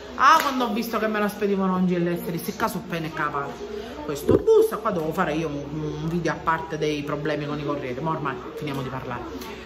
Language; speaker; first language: Italian; early bilingual, other home language; English